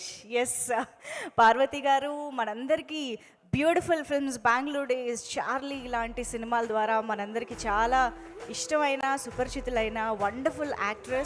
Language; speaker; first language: Telugu; native; Telugu